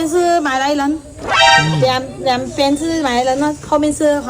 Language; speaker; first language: Chinese; non-native, local second language; Malay